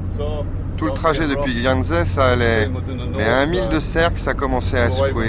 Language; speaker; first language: French; non-native, local second language; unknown